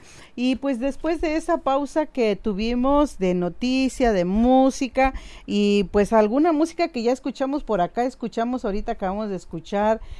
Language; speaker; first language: Spanish; non-native, local second language; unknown